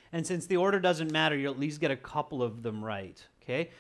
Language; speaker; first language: English; native; English